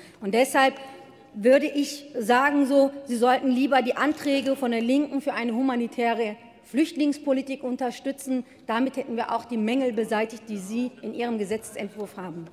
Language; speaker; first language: German; early bilingual, other home language; Turkish